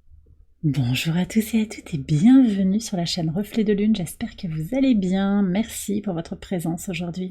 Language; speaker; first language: French; native; French